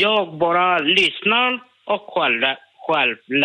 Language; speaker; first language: Swedish; non-native, learner; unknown